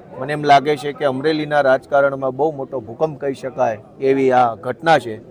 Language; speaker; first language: Gujarati; native; Gujarati